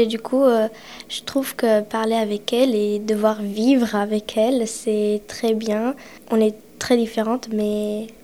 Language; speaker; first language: French; early bilingual, other home language; Romanian